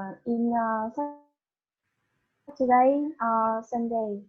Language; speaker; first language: English; non-native, learner; Vietnamese